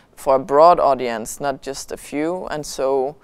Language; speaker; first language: English; non-native, fluent; Danish